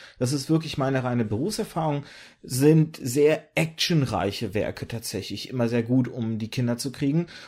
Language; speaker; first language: German; early bilingual, other home language; Russian